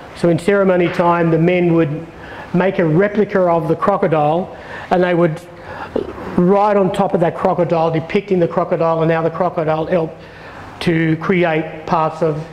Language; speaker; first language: English; native; English